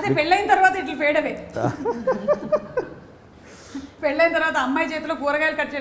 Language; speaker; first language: Telugu; native; Telugu